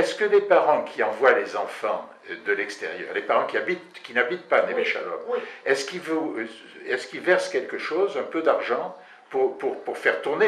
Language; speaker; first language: French; native; French